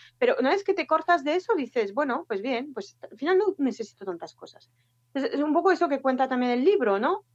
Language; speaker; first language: Spanish; non-native, fluent; French